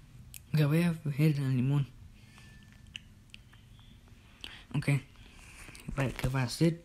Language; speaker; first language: Spanish; early bilingual, heritage; Spanish